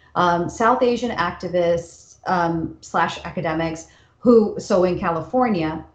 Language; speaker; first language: English; native; English